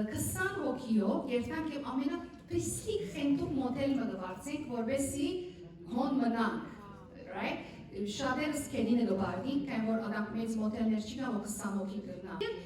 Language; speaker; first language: Armenian; early bilingual, heritage; Armenian